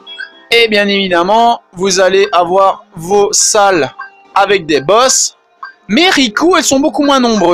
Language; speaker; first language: French; native; French